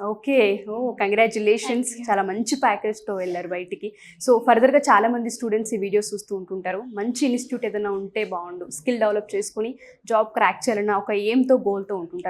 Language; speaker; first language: Telugu; native; Telugu